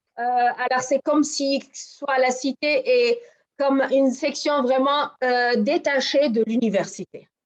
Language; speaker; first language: French; non-native, local second language; Arabic